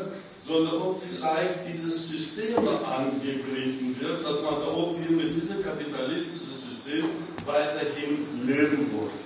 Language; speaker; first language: German; non-native, fluent; Greek